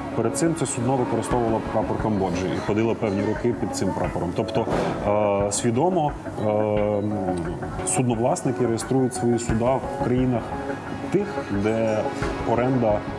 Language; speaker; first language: Ukrainian; native; Ukrainian